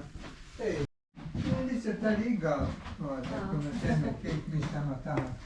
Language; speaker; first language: Estonian; non-native, learner; Ukrainian